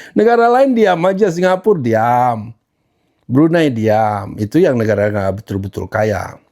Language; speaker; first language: Indonesian; native; Indonesian